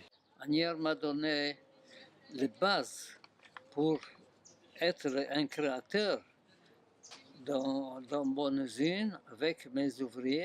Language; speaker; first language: French; non-native, fluent; Hebrew